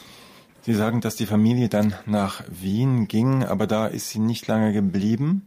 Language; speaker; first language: German; native; German